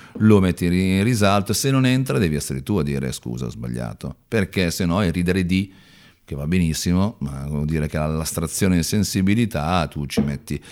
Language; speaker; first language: Italian; native; Italian